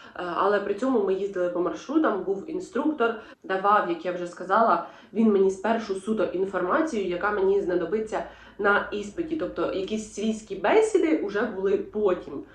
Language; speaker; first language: Ukrainian; non-native, local second language; Russian